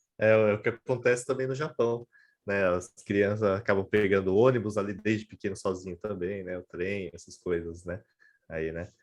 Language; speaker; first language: Portuguese; native; Portuguese